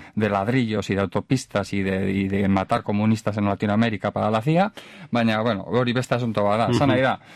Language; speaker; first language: Spanish; native; Spanish